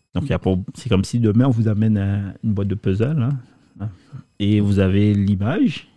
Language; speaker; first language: French; native; French